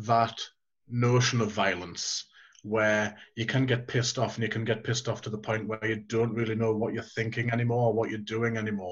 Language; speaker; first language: English; native; English